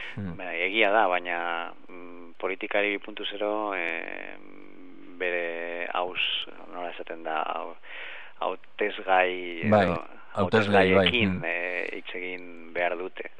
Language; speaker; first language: Basque; non-native, learner; Spanish